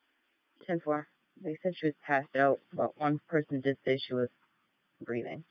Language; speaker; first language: English; native; English